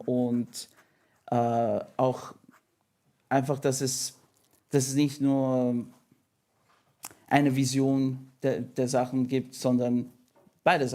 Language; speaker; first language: German; non-native, fluent; English